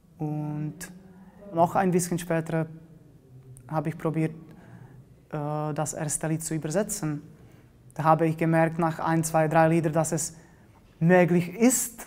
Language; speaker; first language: German; non-native, fluent; Czech